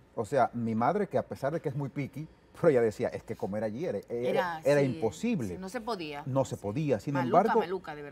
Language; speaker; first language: Spanish; native; Spanish